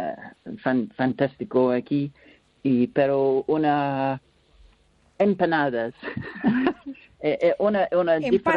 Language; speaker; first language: Spanish; non-native, learner; English